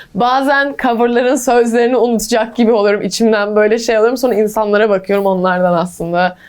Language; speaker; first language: Turkish; early bilingual, heritage; English